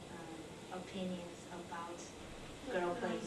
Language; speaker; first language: English; non-native, learner; Chinese